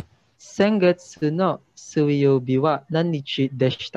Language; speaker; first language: Japanese; non-native, learner; Filipino